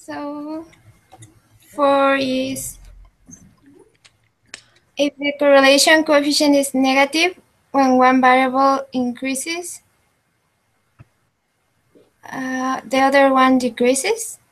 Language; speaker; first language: English; non-native, learner; Spanish